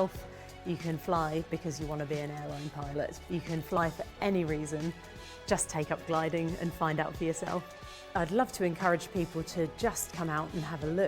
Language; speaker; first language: English; native; English